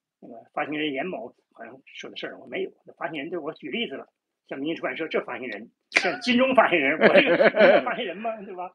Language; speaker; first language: Chinese; native; Chinese